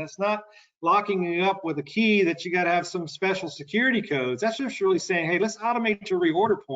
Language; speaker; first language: English; native; English